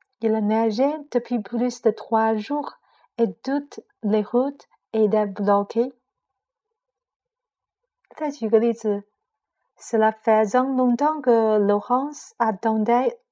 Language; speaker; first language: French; non-native, fluent; Chinese